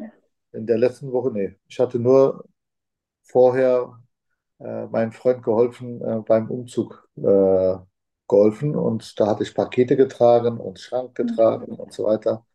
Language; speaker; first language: German; non-native, fluent; Turkish